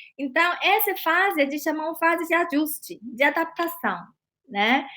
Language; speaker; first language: Portuguese; non-native, fluent; Chinese